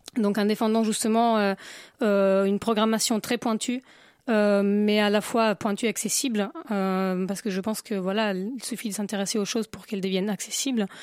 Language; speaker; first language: French; non-native, fluent; Italian